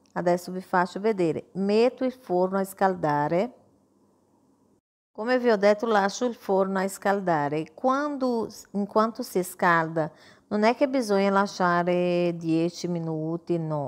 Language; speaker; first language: Italian; non-native, fluent; Portuguese